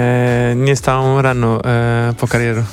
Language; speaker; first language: Polish; non-native, fluent; Portuguese